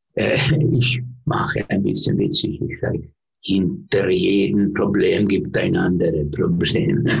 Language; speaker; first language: German; non-native, learner; Finnish